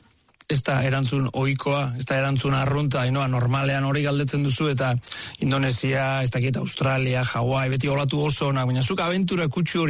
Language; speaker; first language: Basque; native; Basque